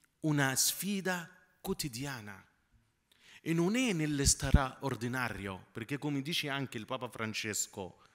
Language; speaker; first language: Italian; non-native, fluent; Arabic